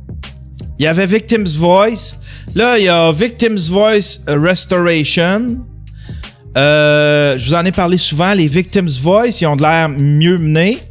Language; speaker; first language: French; native; French